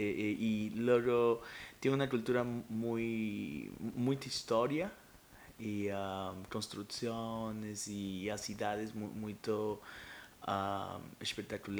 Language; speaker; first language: Portuguese; non-native, fluent; Spanish